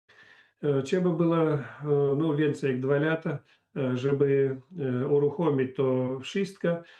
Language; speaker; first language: Polish; non-native, learner; Belarusian